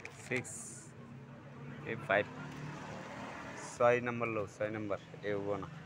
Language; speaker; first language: Hindi; non-native, learner; Bangla